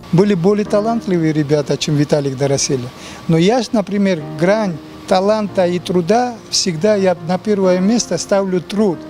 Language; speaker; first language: Russian; non-native, local second language; Abkhazian